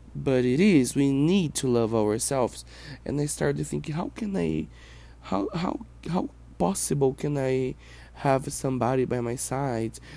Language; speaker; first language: English; non-native, fluent; Portuguese